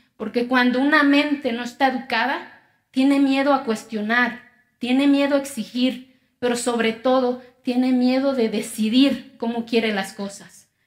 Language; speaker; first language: Spanish; non-native, local second language; Zapotec